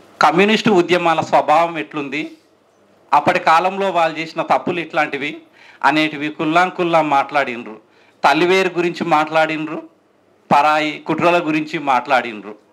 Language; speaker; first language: Telugu; native; Telugu